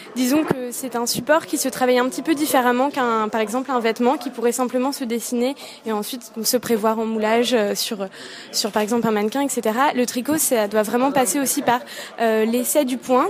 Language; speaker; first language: French; native; French